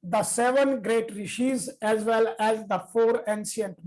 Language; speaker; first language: English; non-native, local second language; Hindi